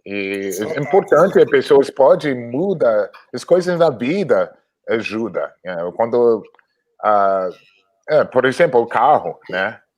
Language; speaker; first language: Portuguese; non-native, learner; English